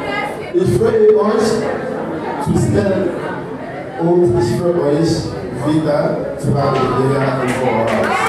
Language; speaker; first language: German; non-native, learner; Kinyarwanda